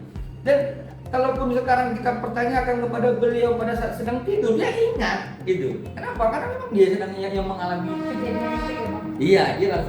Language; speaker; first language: Indonesian; native; Indonesian